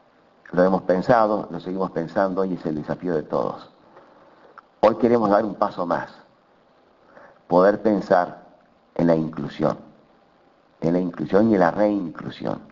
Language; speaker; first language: Spanish; native; Spanish